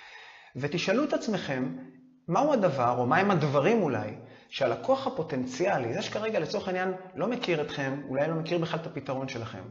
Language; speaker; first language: Hebrew; native; Hebrew